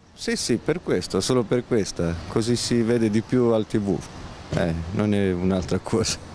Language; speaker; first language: Italian; non-native, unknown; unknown